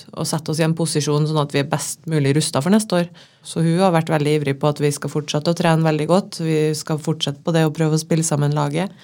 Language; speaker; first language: Norwegian; native; Norwegian